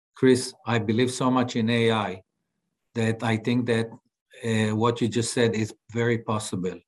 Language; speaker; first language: English; non-native, fluent; Hebrew